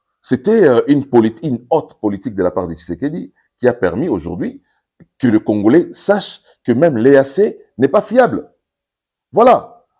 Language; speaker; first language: French; non-native, local second language; Lingala